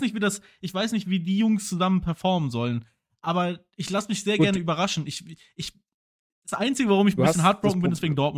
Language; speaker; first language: German; native; German